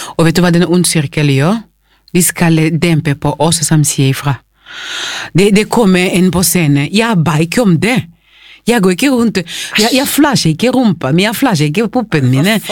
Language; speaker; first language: Norwegian; non-native, fluent; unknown